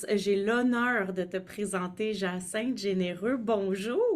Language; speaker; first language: French; native; French